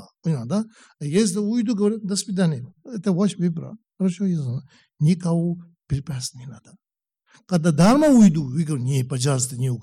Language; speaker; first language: Russian; non-native, learner; Tibetan